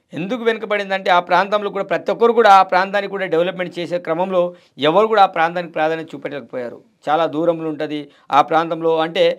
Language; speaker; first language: Telugu; non-native, local second language; Gondi